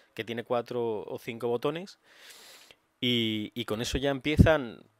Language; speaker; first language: Spanish; native; Spanish